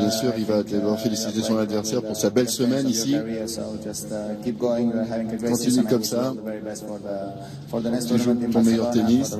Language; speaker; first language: French; native; French